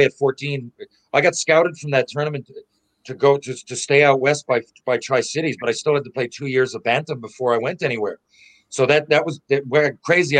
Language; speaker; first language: English; native; English